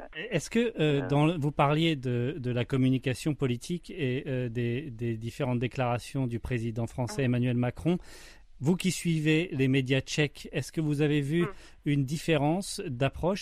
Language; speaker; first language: French; native; French